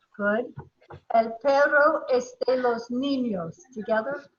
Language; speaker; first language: Spanish; non-native, learner; English